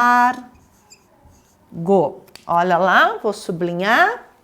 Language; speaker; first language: Portuguese; native; Portuguese